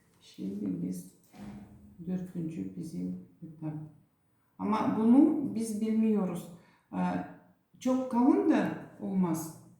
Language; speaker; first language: Turkish; non-native, learner; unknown